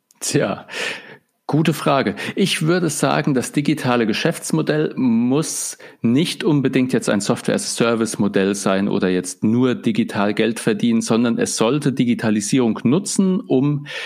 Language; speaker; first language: German; native; German